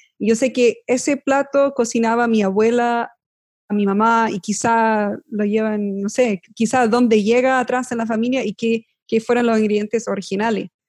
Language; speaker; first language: Spanish; early bilingual, heritage; Spanish